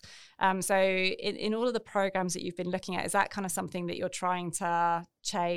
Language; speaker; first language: English; native; English